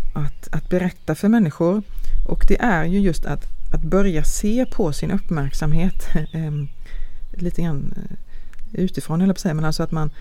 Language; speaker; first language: Swedish; native; Swedish